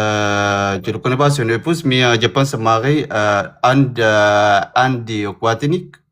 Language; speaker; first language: French; non-native, learner; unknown